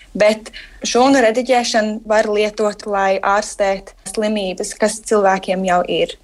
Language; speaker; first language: Latvian; early bilingual, heritage; Latvian